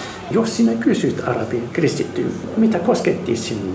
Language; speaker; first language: Finnish; non-native, learner; Arabic